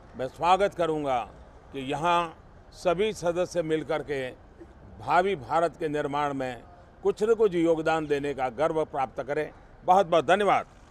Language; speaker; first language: Hindi; non-native, local second language; Gujarati